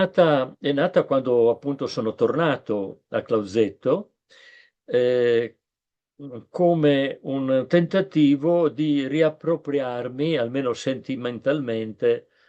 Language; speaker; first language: Italian; native; Italian